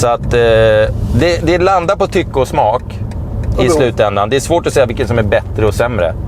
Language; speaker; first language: Swedish; native; Swedish